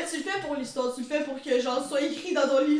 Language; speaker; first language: French; native; French